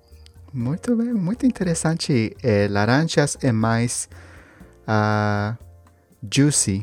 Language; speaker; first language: Portuguese; non-native, learner; Spanish